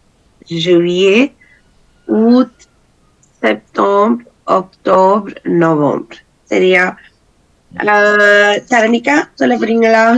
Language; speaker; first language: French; non-native, fluent; Tamil